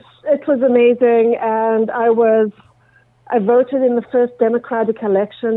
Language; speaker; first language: English; native; English